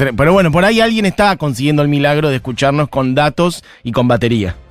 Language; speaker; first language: Spanish; native; Spanish